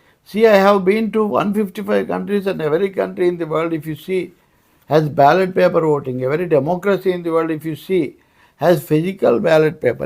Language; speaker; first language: English; non-native, local second language; Telugu